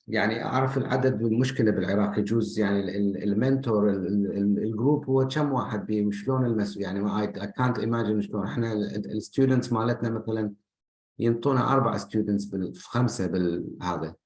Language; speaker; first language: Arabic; native; Arabic